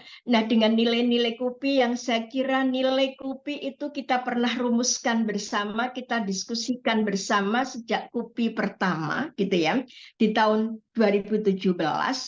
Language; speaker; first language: Indonesian; native; Indonesian